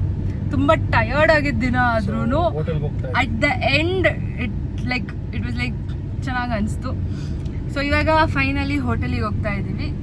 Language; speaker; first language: Kannada; native; Kannada